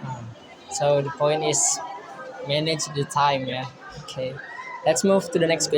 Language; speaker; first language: English; non-native, learner; Indonesian